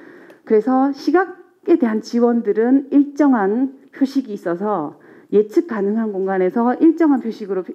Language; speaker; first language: Korean; native; Korean